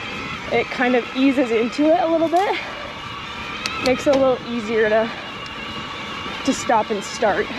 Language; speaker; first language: English; native; English